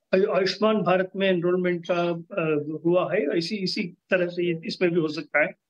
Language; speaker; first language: Hindi; non-native, local second language; Telugu